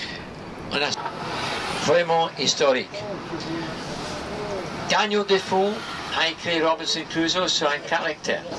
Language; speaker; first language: French; non-native, learner; English